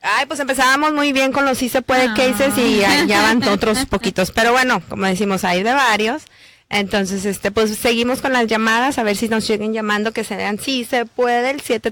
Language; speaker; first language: Spanish; native; Spanish